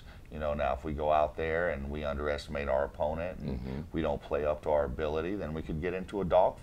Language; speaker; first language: English; native; English